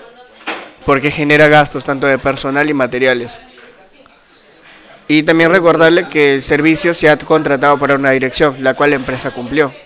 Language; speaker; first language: Spanish; native; Spanish